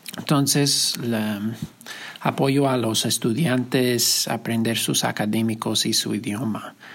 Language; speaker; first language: Spanish; non-native, fluent; English